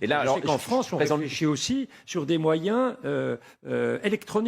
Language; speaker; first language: French; native; French